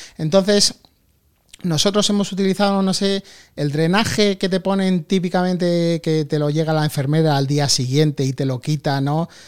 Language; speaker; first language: Spanish; native; Spanish